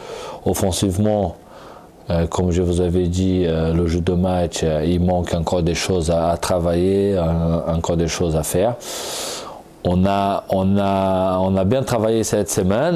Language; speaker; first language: French; non-native, fluent; Portuguese